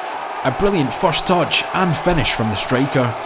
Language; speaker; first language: English; native; English